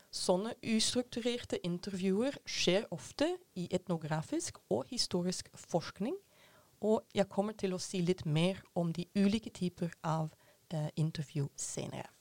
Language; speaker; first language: Norwegian; non-native, fluent; Dutch